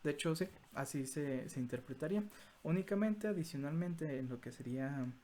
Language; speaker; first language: Spanish; native; Spanish